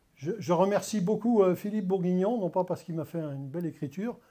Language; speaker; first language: French; native; French